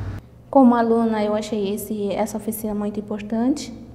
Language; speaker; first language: Portuguese; non-native, local second language; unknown